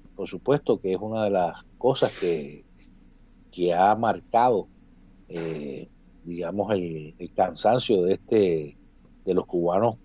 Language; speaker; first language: Spanish; native; Spanish